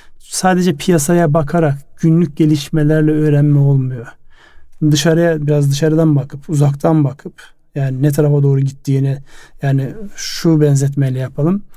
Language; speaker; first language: Turkish; native; Turkish